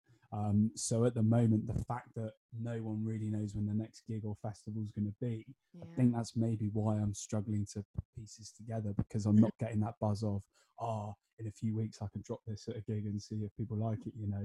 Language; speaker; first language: English; native; English